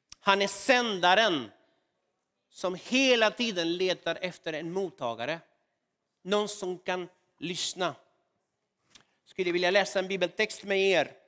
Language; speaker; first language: Swedish; non-native, fluent; Spanish